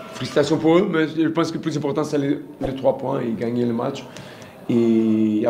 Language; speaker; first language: French; non-native, learner; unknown